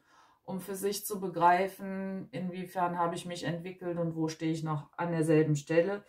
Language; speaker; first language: German; native; German